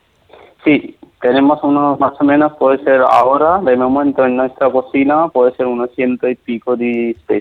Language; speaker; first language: Spanish; non-native, learner; Nepali